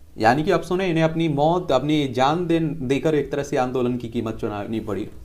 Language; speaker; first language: Hindi; native; Hindi